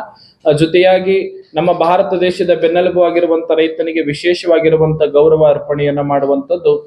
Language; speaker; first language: Kannada; native; Kannada